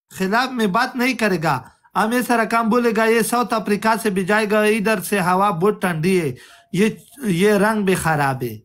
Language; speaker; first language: Hindi; non-native, local second language; Pashto